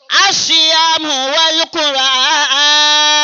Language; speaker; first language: Arabic; non-native, fluent; Yoruba